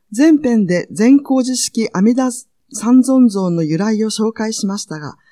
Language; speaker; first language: Japanese; non-native, fluent; Vietnamese